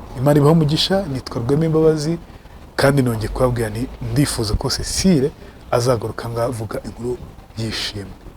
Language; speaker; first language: Kinyarwanda; native; Kinyarwanda